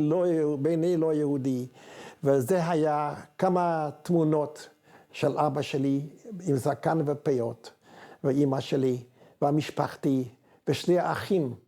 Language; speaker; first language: Hebrew; non-native, fluent; Hungarian